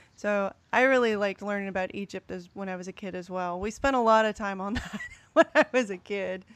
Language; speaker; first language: English; native; English